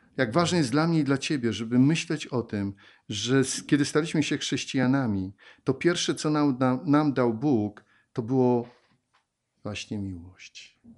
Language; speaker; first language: Polish; native; Polish